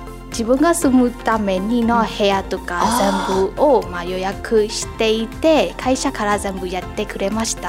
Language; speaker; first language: Japanese; non-native, fluent; Burmese